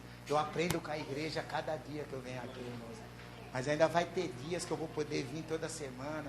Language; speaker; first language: Portuguese; native; Portuguese